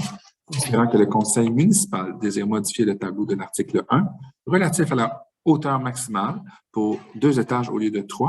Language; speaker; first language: French; native; French